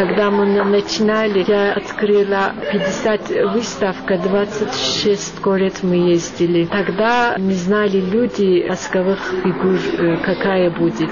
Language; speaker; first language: Russian; non-native, learner; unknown